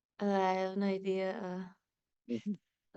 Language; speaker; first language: English; non-native, learner; Indonesian